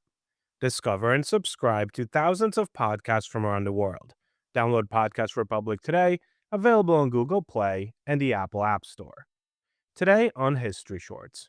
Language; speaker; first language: English; native; English